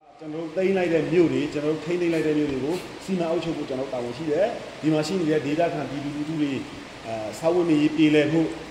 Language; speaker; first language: Burmese; non-native, local second language; Shwe Palaung